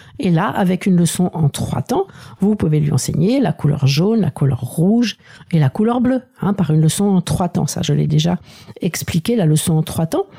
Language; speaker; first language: French; native; French